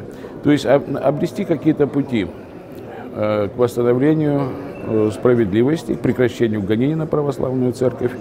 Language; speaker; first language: Russian; native; Russian